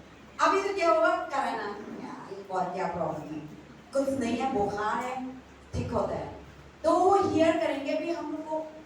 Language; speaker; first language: Hindi; non-native, local second language; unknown